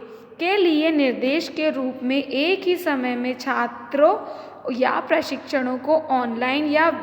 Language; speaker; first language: Hindi; native; Hindi